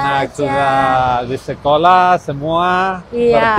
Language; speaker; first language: Indonesian; non-native, learner; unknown